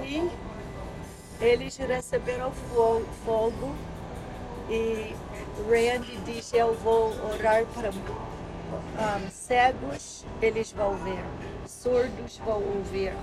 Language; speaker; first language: Portuguese; non-native, learner; English